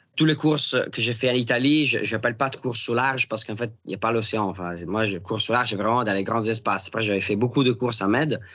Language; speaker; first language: French; non-native, fluent; Italian